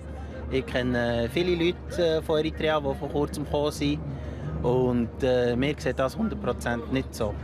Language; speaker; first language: German; early bilingual, other home language; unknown